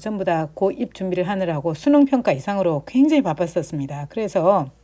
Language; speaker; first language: Korean; native; Korean